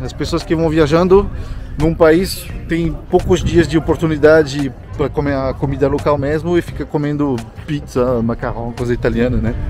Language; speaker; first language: Portuguese; non-native, fluent; French